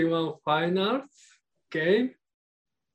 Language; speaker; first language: English; non-native, learner; Japanese